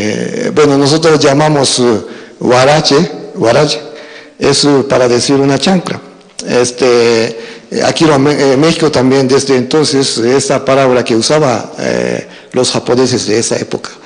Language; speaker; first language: Spanish; non-native, fluent; Japanese